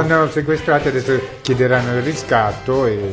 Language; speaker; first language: Italian; native; Italian